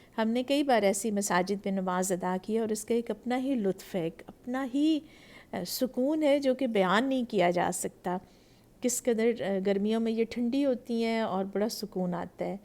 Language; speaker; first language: Urdu; native; Urdu